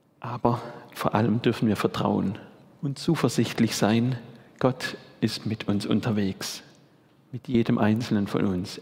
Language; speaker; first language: German; native; German